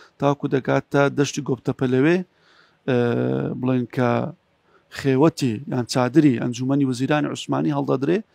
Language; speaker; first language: Central Kurdish; native; Central Kurdish